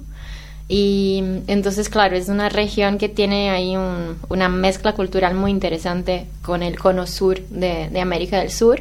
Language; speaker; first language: Spanish; non-native, fluent; Portuguese